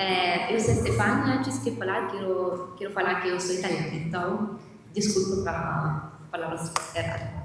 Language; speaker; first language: Portuguese; non-native, fluent; Italian